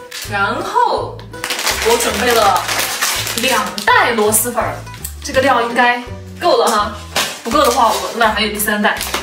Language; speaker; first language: Chinese; native; Chinese